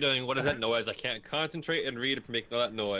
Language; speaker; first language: English; native; English